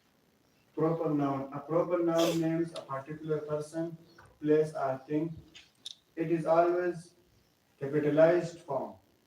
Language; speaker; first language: English; non-native, learner; Pashto